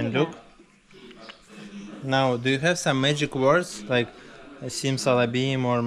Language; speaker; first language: English; non-native, learner; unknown